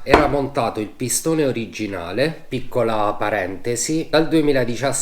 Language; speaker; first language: Italian; native; Italian